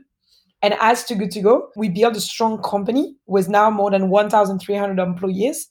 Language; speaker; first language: English; non-native, fluent; French